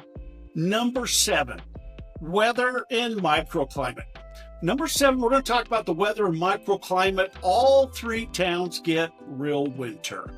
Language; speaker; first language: English; native; English